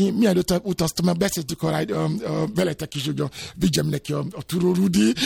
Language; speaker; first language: Hungarian; non-native, fluent; Yoruba